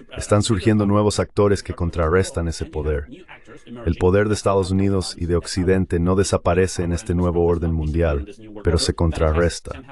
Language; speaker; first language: Spanish; native; Spanish